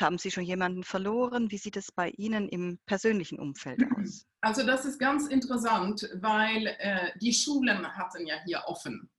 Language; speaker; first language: German; non-native, fluent; Swedish